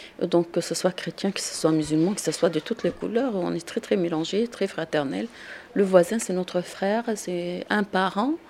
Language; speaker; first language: French; non-native, local second language; Arabic